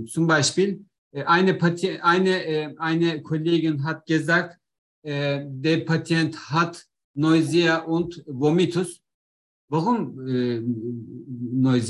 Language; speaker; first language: German; non-native, learner; Turkish